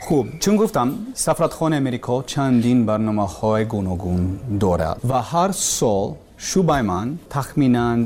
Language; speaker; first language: Persian; non-native, learner; English